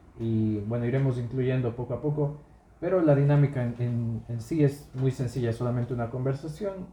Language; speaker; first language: Spanish; native; Spanish